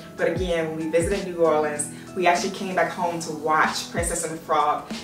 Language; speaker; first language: English; native; English